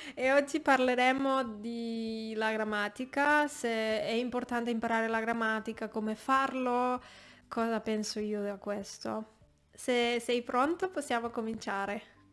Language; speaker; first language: Italian; non-native, fluent; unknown